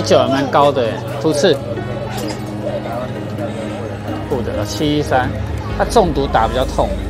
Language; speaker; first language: Chinese; native; Chinese